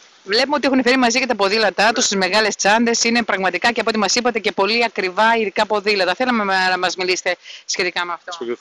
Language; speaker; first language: Greek; native; Greek